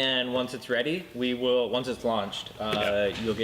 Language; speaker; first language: English; native; English